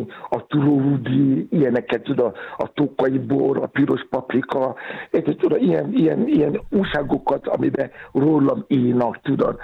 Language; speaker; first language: Hungarian; non-native, fluent; Yoruba